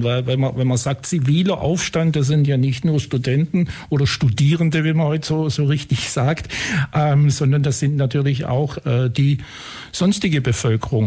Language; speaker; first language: German; native; German